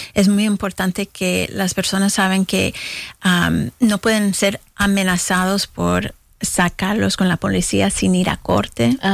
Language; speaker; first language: Spanish; early bilingual, heritage; Spanish